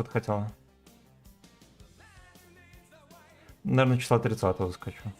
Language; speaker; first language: Russian; native; Russian